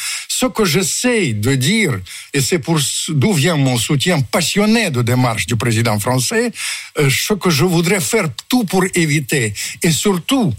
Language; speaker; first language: French; non-native, fluent; Russian